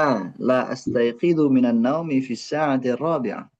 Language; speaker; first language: Arabic; non-native, fluent; Indonesian